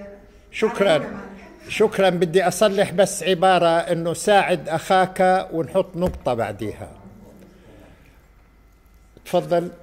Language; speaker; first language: Arabic; native; Arabic